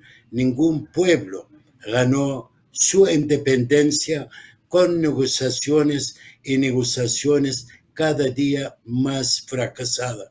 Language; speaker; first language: Spanish; non-native, fluent; Arabic